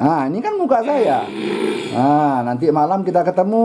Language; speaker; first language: Indonesian; native; Indonesian